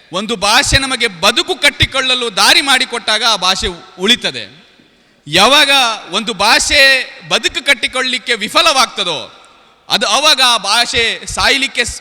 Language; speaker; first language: Kannada; non-native, local second language; Urdu